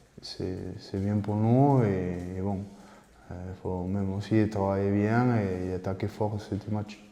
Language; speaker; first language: French; non-native, learner; Spanish